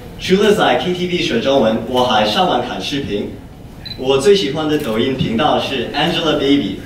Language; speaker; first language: Chinese; non-native, learner; English